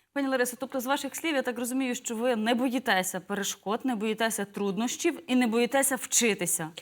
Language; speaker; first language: Ukrainian; native; Ukrainian